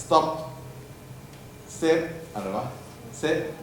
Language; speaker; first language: English; non-native, learner; Thai